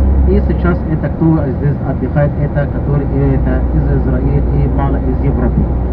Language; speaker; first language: Russian; non-native, learner; Arabic